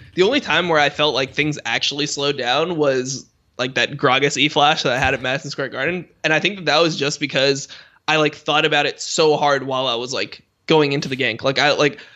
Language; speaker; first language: English; native; English